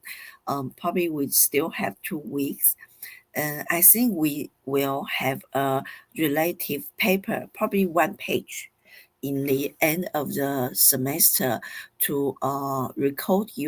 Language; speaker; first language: English; non-native, fluent; Chinese